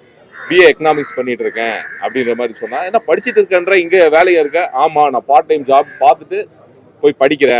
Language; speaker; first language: Tamil; native; Tamil